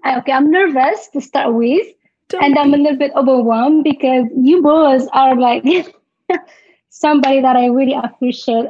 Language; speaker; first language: English; non-native, fluent; Tigrinya